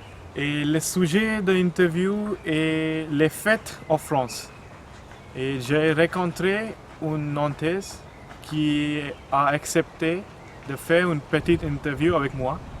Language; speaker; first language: French; non-native, learner; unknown